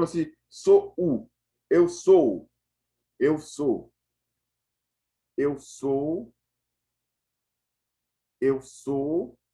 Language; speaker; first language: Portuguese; non-native, fluent; Haitian Creole